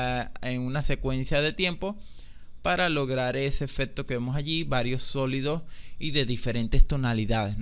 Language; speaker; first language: Spanish; native; Spanish